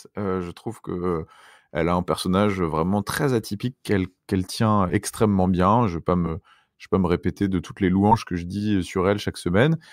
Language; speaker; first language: French; native; French